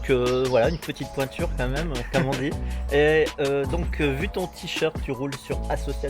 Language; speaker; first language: French; native; French